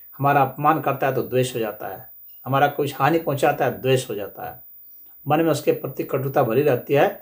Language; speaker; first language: Hindi; native; Hindi